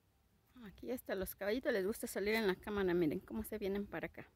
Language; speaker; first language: Spanish; native; Spanish